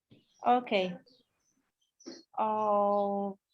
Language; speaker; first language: English; non-native, learner; Spanish